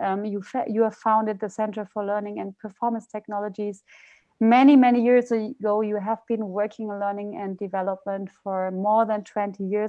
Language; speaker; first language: English; non-native, fluent; German